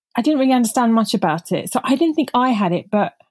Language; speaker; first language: English; non-native, local second language; Punjabi